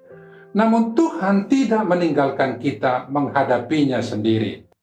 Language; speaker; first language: Malay; native; Malay